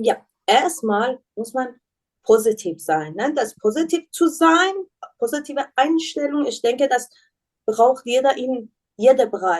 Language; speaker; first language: German; non-native, learner; Persian